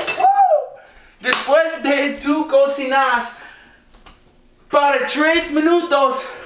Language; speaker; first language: Spanish; non-native, learner; English